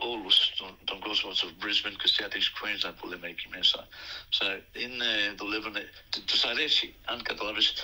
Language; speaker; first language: Greek; early bilingual, heritage; Greek